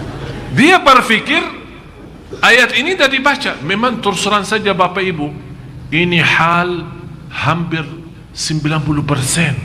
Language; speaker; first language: Indonesian; non-native, fluent; Arabic